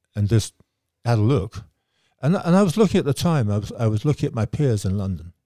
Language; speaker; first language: English; native; English